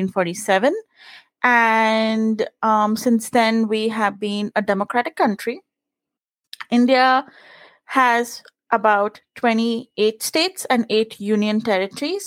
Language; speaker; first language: English; non-native, local second language; Punjabi